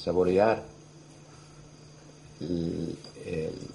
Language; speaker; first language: Spanish; non-native, learner; English